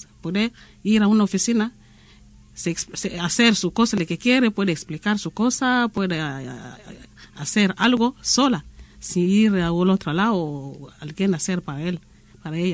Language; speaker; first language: Spanish; non-native, learner; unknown